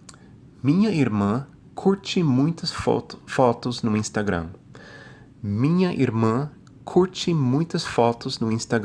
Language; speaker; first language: Portuguese; non-native, fluent; English